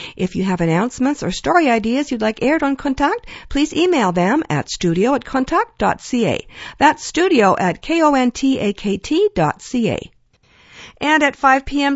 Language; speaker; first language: English; early bilingual, other home language; Ukrainian